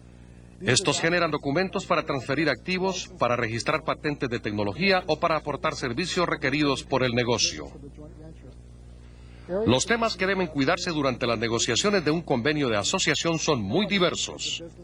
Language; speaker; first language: Spanish; native; Spanish